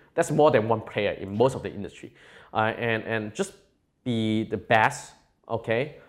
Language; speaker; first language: English; non-native, local second language; Cantonese